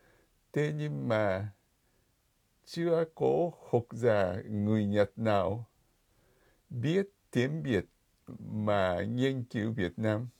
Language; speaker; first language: Vietnamese; non-native, fluent; Japanese